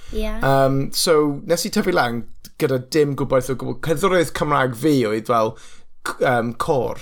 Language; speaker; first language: Welsh; non-native, local second language; English